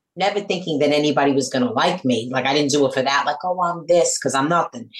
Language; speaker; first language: English; native; English